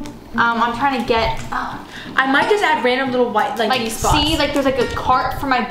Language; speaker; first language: English; native; English